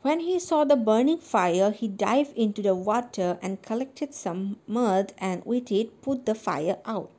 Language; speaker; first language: English; non-native, local second language; Assamese